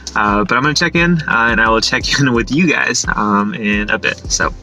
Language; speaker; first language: English; native; English